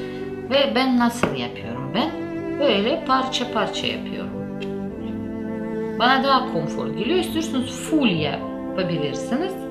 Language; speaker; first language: Turkish; non-native, learner; Russian